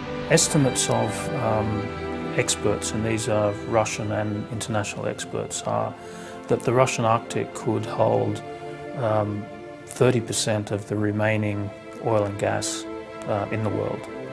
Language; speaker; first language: English; native; English